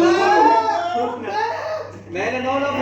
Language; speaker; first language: English; non-native, learner; Hindi